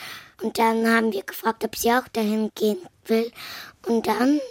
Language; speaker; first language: German; early bilingual, other home language; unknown